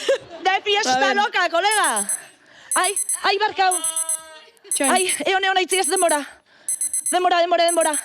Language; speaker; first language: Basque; native; Basque